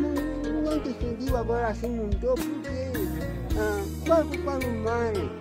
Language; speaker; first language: Portuguese; non-native, local second language; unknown